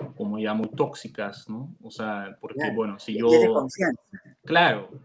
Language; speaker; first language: Spanish; non-native, fluent; Dutch